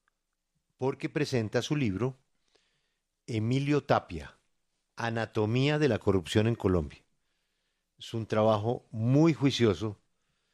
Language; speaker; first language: Spanish; native; Spanish